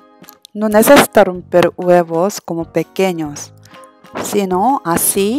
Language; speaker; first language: Spanish; non-native, learner; Korean